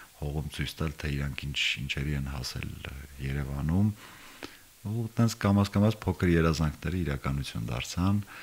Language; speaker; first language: Armenian; native; Armenian